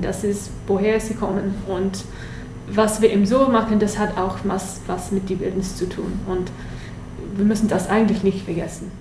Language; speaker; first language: German; non-native, learner; English